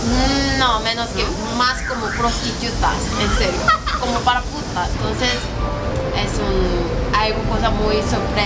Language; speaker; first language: Spanish; non-native, learner; Korean